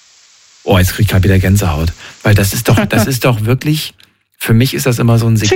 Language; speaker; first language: German; native; German